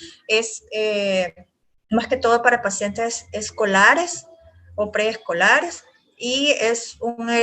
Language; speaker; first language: Spanish; native; Spanish